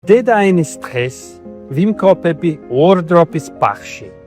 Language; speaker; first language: Georgian; non-native, learner; English